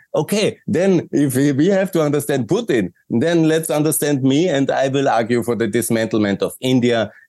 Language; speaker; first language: English; non-native, fluent; German